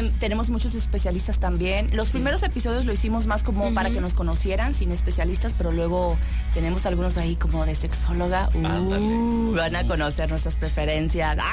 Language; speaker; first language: Spanish; early bilingual, heritage; Spanish